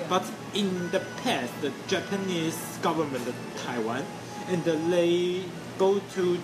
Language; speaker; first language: English; non-native, learner; Chinese